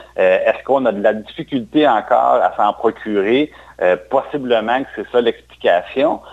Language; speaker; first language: French; native; French